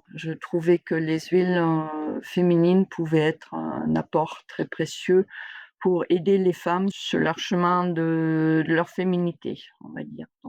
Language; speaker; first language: French; non-native, fluent; German